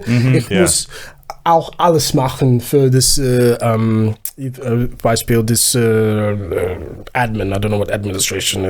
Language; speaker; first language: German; non-native, learner; Zulu